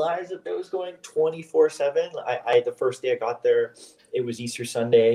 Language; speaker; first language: English; native; English